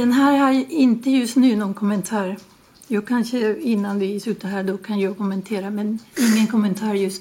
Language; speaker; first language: Swedish; non-native, learner; Spanish